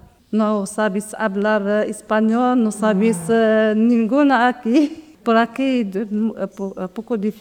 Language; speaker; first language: Spanish; non-native, learner; Arabic